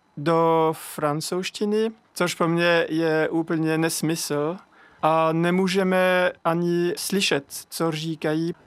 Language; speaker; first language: Czech; non-native, fluent; French